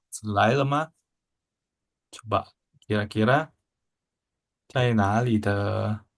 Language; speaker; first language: Chinese; non-native, fluent; Indonesian